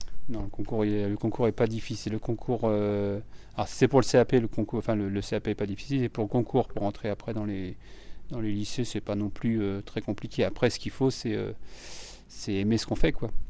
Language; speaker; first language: French; native; French